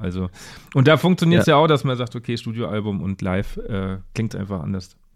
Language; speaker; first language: German; native; German